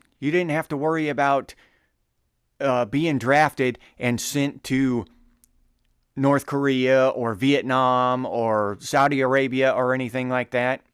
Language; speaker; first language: English; native; English